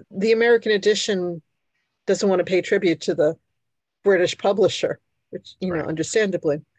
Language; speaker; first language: English; early bilingual, other home language; Hungarian